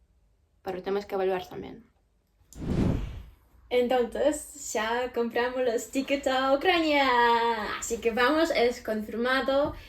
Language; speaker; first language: Spanish; non-native, fluent; Ukrainian